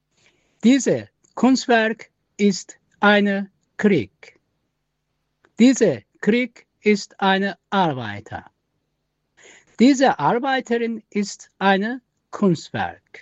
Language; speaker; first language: German; non-native, learner; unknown